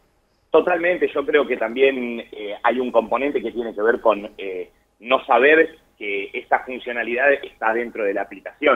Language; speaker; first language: Spanish; native; Spanish